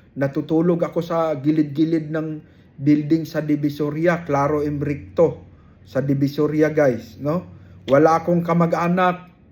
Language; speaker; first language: Filipino; non-native, local second language; Cebuano